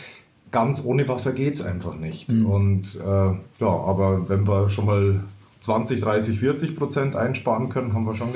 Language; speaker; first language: German; native; German